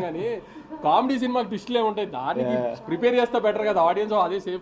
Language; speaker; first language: Telugu; native; Telugu